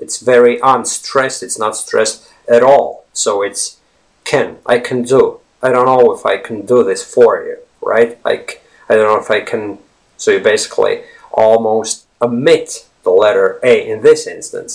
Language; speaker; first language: English; non-native, fluent; Latvian